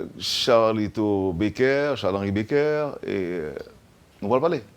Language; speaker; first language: Haitian Creole; native; Haitian Creole